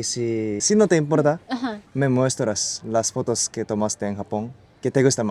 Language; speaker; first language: Spanish; non-native, learner; Japanese